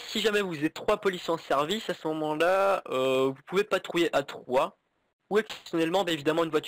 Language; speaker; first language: French; native; French